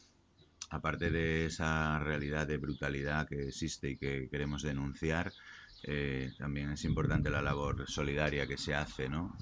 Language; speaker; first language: Spanish; native; Spanish